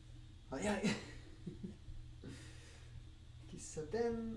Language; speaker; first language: Japanese; non-native, learner; Spanish